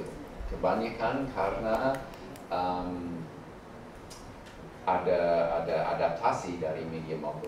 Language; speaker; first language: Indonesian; non-native, learner; English